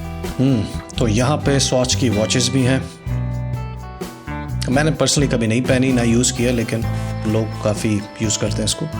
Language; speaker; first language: Urdu; non-native, local second language; Pashto